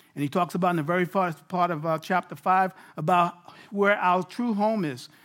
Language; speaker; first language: English; native; English